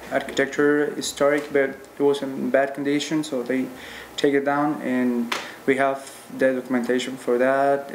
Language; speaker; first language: English; non-native, learner; Spanish